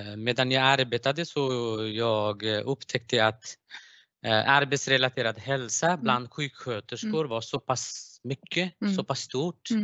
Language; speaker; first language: Swedish; non-native, fluent; Nepali